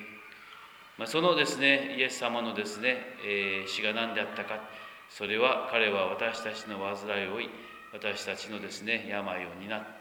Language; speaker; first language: Japanese; native; Japanese